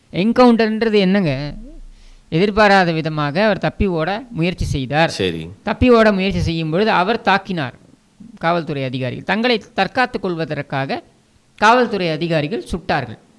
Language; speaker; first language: Tamil; native; Tamil